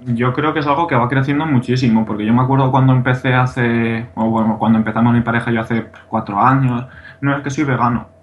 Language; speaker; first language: Spanish; native; Spanish